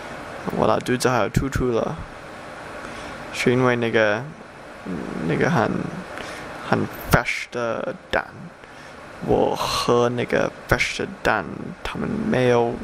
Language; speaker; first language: Chinese; non-native, learner; English